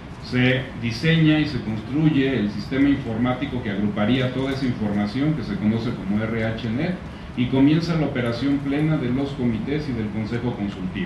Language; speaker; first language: Spanish; native; Spanish